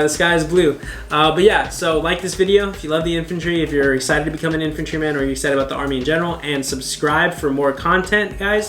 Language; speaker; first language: English; native; English